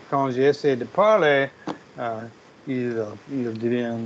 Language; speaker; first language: French; non-native, learner; English